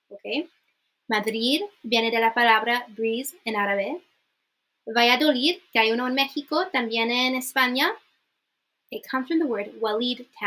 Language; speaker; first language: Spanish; non-native, fluent; English